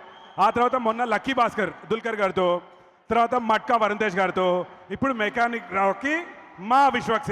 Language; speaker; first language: Telugu; native; Telugu